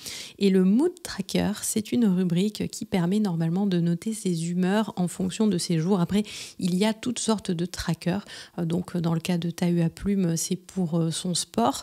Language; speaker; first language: French; native; French